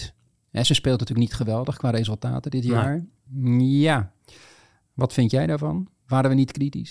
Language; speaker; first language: Dutch; native; Dutch